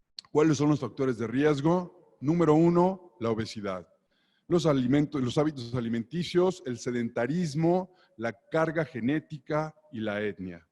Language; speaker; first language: Spanish; native; Spanish